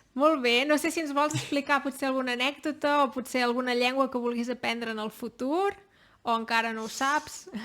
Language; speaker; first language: Catalan; native; Catalan